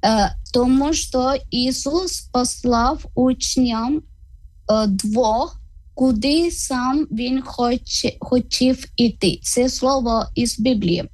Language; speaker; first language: Ukrainian; non-native, learner; Malayalam